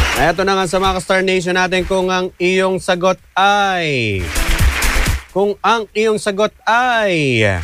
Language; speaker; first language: Filipino; native; Filipino